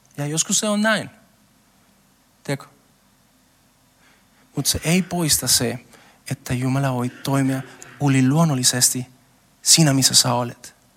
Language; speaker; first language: Finnish; non-native, learner; Spanish